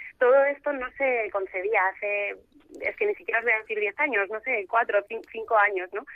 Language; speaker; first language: Spanish; native; Spanish